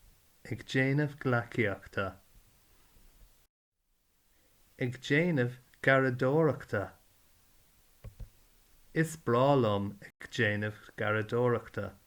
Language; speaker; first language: Irish; non-native, learner; English